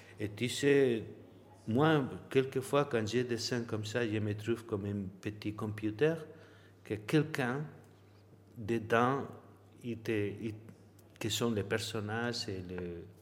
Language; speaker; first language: French; non-native, learner; Spanish